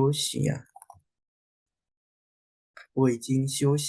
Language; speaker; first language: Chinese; non-native, fluent; Indonesian